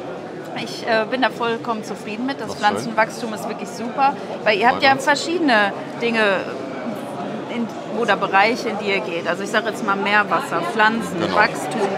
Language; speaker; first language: German; native; German